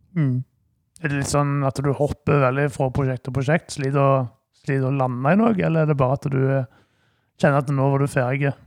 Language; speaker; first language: Norwegian; native; Norwegian